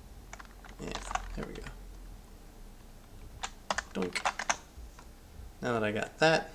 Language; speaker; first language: English; native; English